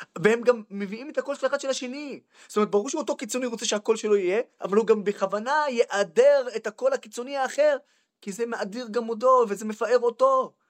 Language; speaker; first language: Hebrew; non-native, local second language; Arabic